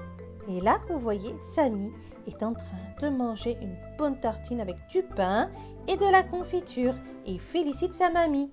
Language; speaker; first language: French; native; French